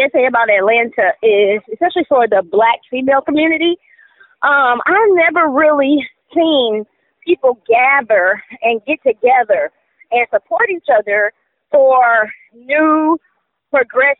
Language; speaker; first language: English; native; English